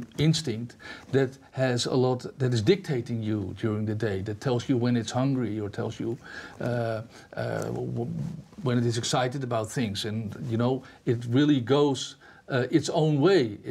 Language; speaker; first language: English; non-native, fluent; Dutch